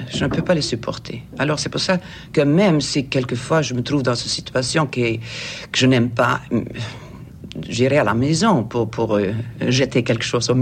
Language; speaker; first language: French; non-native, fluent; Swedish